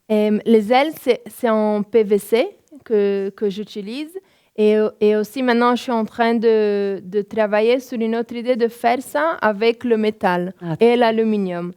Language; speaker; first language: French; non-native, fluent; Portuguese